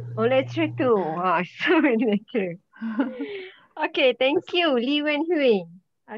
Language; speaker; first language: English; non-native, learner; Malay